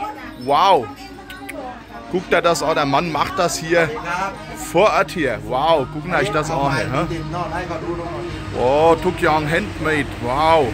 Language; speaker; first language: German; native; German